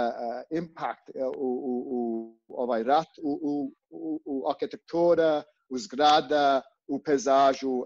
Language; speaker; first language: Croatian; non-native, learner; English